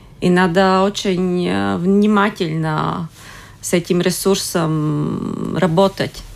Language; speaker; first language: Russian; non-native, local second language; Latvian